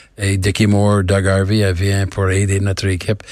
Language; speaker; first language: French; non-native, learner; English